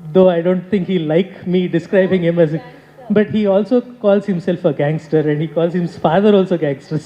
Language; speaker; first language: English; non-native, local second language; Kannada